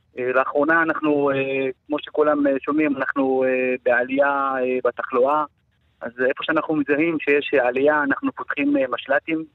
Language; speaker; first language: Hebrew; non-native, local second language; Arabic